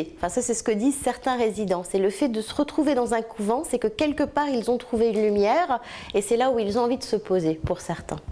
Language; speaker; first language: French; native; French